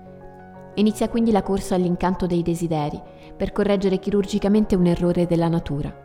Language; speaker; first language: Italian; native; Italian